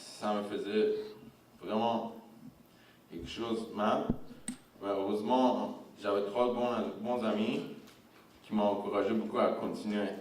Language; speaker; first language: French; non-native, fluent; Persian